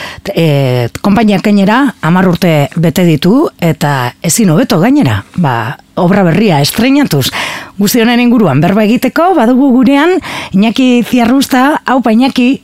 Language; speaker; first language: Basque; native; Basque